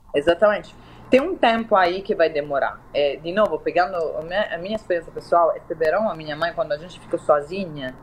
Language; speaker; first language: Portuguese; non-native, fluent; Italian